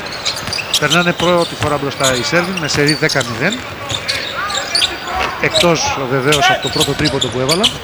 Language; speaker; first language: Greek; native; Greek